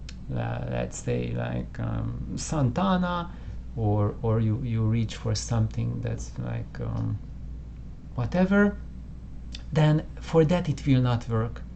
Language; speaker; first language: English; non-native, fluent; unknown